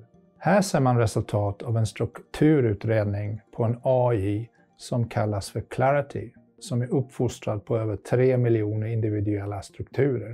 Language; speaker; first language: Swedish; non-native, fluent; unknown